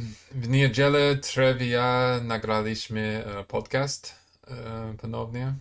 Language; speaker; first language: Polish; non-native, fluent; English